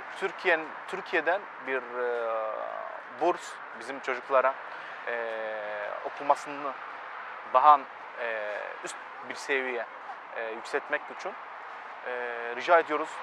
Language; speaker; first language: Turkish; early bilingual, heritage; Turkish